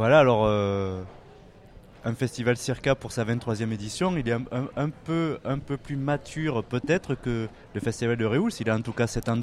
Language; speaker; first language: French; native; French